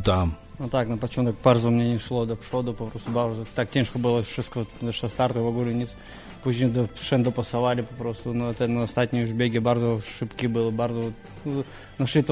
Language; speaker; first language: Polish; non-native, learner; Russian